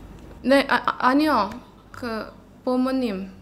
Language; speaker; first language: Korean; non-native, learner; Indonesian